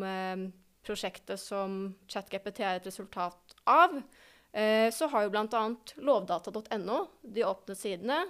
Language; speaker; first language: Norwegian; native; Norwegian